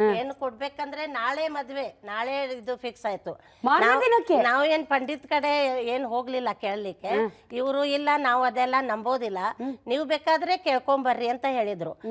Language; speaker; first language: Kannada; non-native, local second language; Marathi